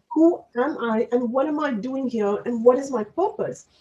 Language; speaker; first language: English; non-native, local second language; Hindi